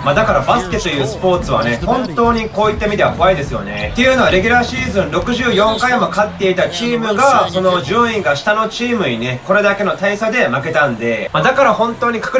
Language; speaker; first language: Japanese; native; Japanese